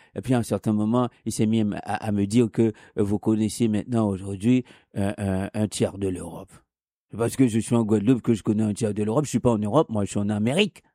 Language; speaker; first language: French; non-native, local second language; Haitian Creole